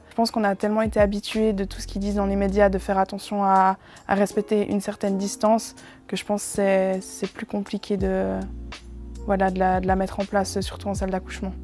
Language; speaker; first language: French; native; French